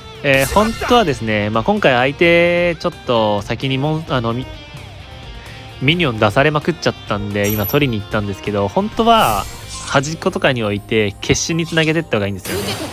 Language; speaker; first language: Japanese; native; Japanese